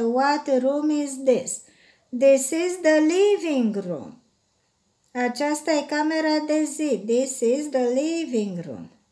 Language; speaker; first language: English; non-native, fluent; Romanian